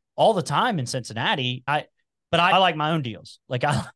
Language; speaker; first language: English; native; English